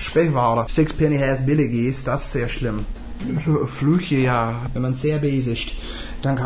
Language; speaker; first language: German; non-native, learner; English